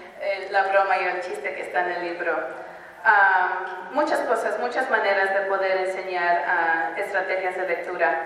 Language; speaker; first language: Spanish; early bilingual, heritage; Spanish